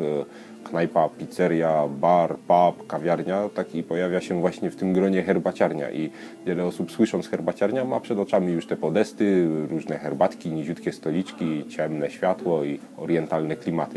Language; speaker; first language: Polish; native; Polish